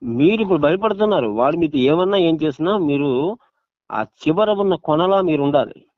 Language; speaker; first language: Telugu; non-native, local second language; Odia